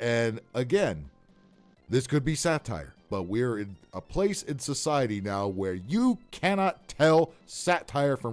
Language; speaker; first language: English; native; English